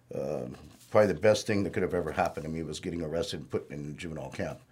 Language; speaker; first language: English; native; English